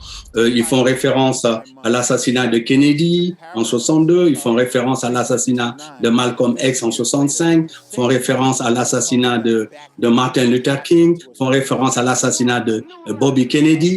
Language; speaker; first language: French; native; French